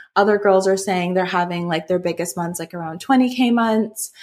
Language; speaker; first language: English; native; English